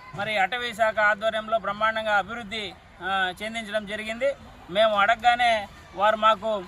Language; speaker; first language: Telugu; native; Telugu